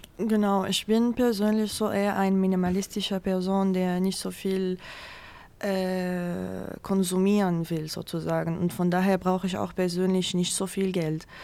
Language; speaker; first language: German; non-native, fluent; Arabic